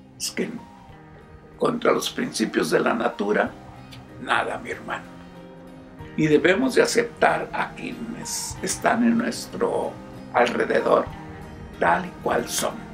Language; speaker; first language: Spanish; native; Spanish